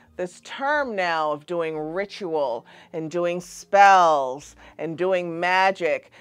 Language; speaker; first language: English; native; English